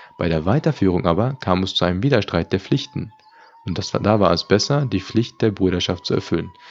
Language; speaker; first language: German; early bilingual, other home language; Turkish